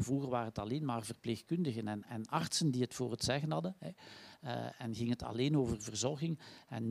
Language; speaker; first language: Dutch; native; Dutch